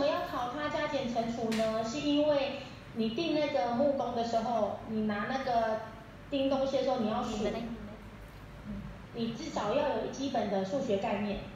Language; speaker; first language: Chinese; native; Chinese